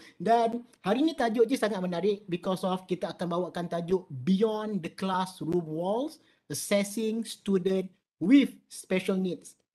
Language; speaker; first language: Malay; native; Malay